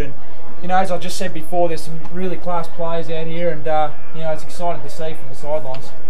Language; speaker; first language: English; native; English